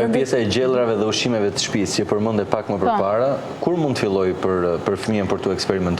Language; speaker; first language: Albanian; native; Albanian